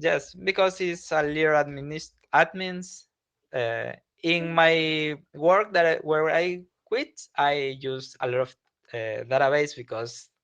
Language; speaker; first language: English; non-native, learner; Spanish